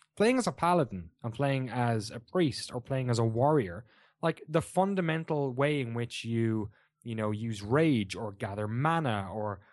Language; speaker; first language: English; native; English